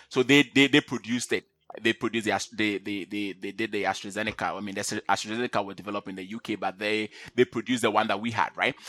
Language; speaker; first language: English; non-native, local second language; Akan